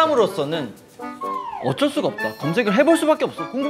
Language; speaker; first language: Korean; native; Korean